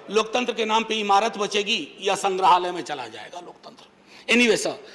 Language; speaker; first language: Hindi; native; Hindi